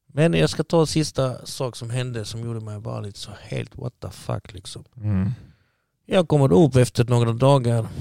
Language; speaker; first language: Swedish; early bilingual, other home language; Arabic